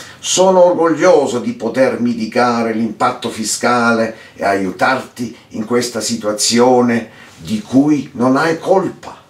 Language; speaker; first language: Italian; early bilingual, heritage; Italian